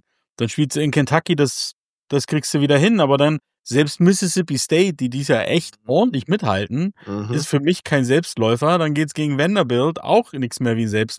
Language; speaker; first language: German; native; German